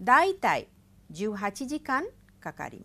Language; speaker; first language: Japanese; non-native, fluent; Hindi